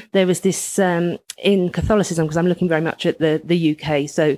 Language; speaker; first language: English; native; English